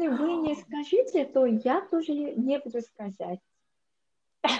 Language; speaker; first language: Russian; non-native, learner; Korean